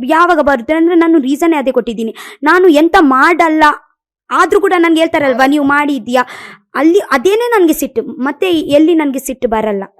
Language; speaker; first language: Kannada; non-native, local second language; Tulu